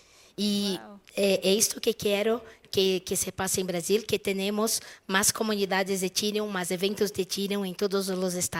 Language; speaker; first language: Spanish; non-native, fluent; Portuguese